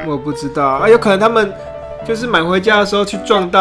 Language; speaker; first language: Chinese; native; Chinese